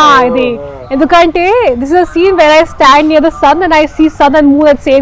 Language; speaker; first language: Telugu; non-native, fluent; Hindi